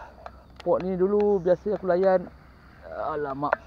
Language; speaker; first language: Malay; native; Malay